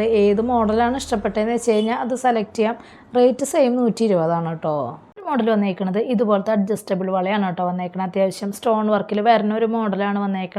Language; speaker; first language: Malayalam; native; Malayalam